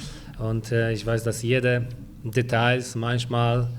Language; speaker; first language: German; non-native, fluent; Polish